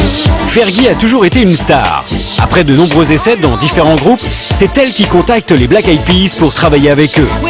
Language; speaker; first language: French; native; French